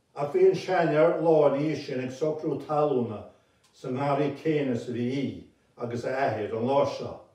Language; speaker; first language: Irish; native; Irish